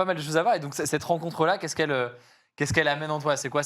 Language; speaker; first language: French; native; French